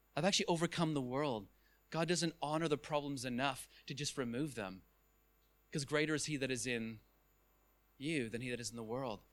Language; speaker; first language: English; native; English